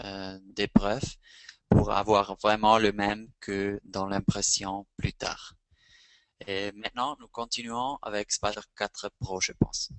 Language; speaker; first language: French; non-native, fluent; Spanish